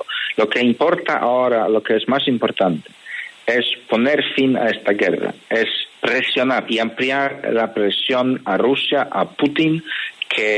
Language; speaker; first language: Spanish; non-native, fluent; Polish